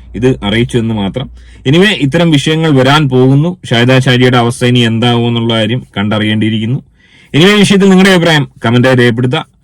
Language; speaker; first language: Malayalam; native; Malayalam